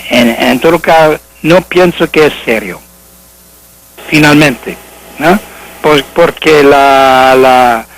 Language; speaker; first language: Spanish; non-native, learner; English